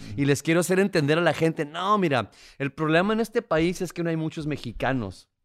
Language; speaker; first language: Spanish; native; Spanish